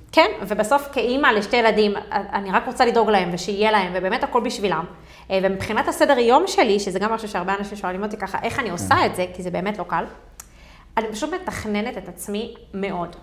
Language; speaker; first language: Hebrew; native; Hebrew